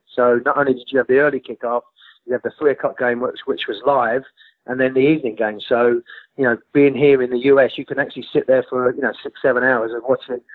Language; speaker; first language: English; native; English